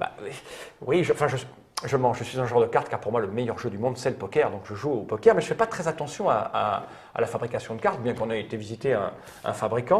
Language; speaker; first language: French; native; French